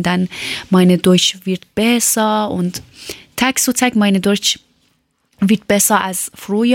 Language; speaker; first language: German; non-native, learner; Persian